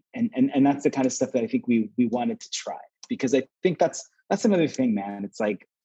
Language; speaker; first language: English; native; English